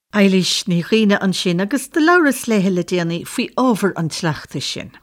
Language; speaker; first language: Irish; native; Irish